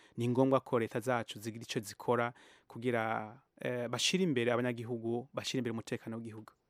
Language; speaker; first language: Rundi; early bilingual, heritage; Rundi